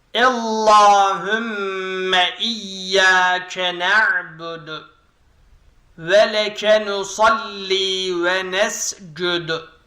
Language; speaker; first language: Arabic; non-native, fluent; Turkish